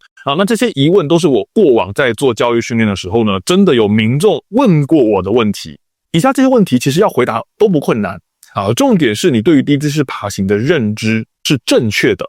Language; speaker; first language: Chinese; native; Chinese